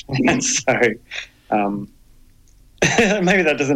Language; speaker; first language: English; native; English